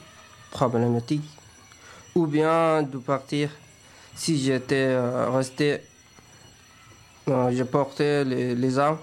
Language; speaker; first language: French; non-native, fluent; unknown